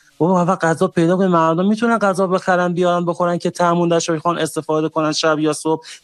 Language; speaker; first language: Persian; native; Persian